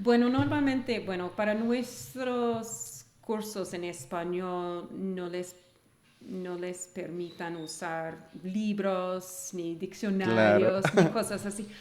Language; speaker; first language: Spanish; non-native, fluent; English